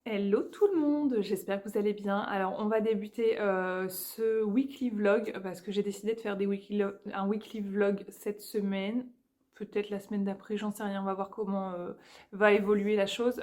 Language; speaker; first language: French; native; French